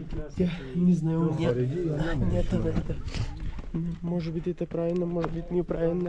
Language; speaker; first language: Russian; non-native, learner; Persian